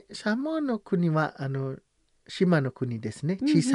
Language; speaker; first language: Japanese; non-native, learner; Samoan